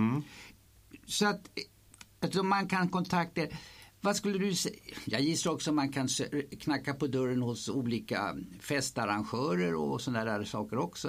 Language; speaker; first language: Swedish; native; Swedish